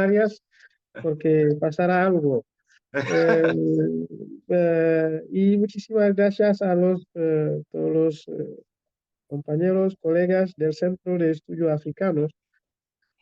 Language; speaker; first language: Spanish; non-native, fluent; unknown